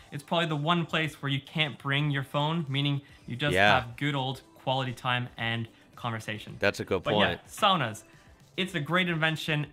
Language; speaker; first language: English; native; English